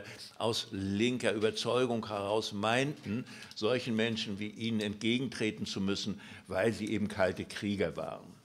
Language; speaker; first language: German; native; German